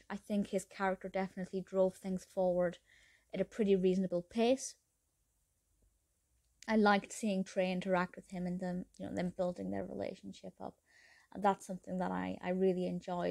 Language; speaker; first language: English; native; English